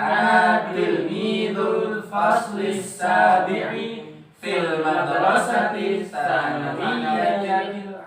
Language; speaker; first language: Arabic; non-native, learner; Indonesian